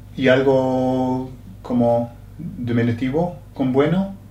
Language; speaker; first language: Spanish; non-native, learner; English